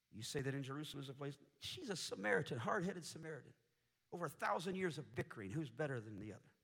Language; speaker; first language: English; early bilingual, other home language; Portuguese